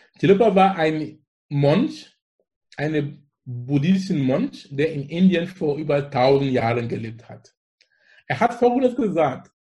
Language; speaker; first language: German; non-native, fluent; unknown